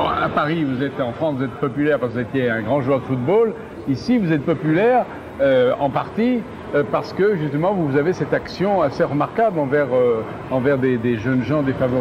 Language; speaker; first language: French; native; French